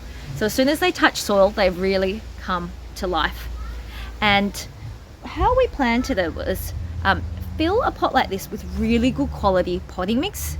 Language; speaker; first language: English; native; English